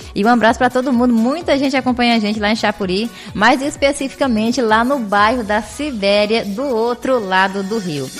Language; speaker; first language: Portuguese; native; Portuguese